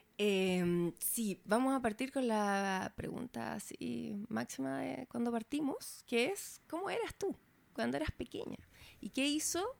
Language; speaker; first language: Spanish; native; Spanish